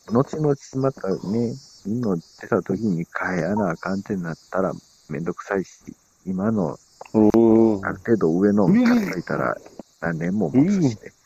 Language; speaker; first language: Japanese; native; Japanese